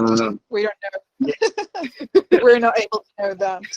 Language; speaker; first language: English; non-native, fluent; Spanish